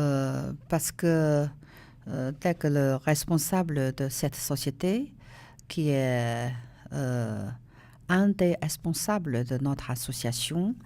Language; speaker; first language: French; non-native, learner; Chinese